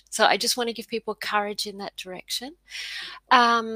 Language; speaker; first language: English; native; English